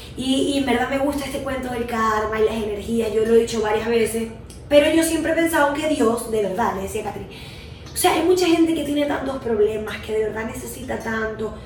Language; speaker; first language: Spanish; native; Spanish